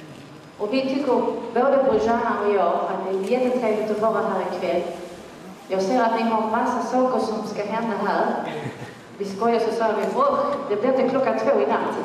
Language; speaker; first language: Swedish; non-native, fluent; Italian